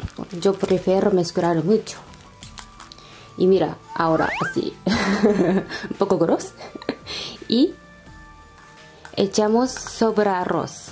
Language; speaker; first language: Spanish; non-native, fluent; Japanese